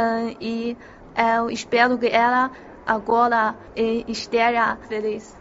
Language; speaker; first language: Portuguese; non-native, fluent; Chinese